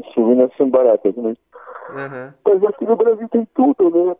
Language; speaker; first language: Portuguese; non-native, fluent; Polish